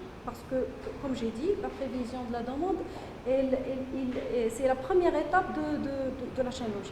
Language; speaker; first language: French; non-native, local second language; Arabic